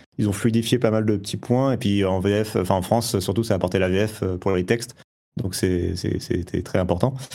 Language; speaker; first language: French; native; French